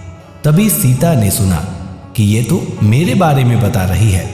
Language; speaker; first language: Hindi; native; Hindi